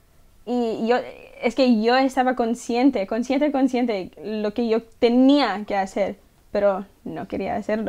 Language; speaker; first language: Spanish; early bilingual, heritage; English